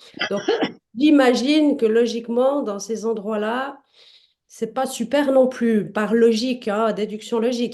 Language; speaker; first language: French; native; French